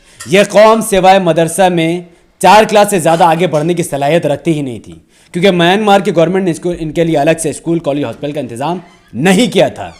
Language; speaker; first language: Hindi; native; Hindi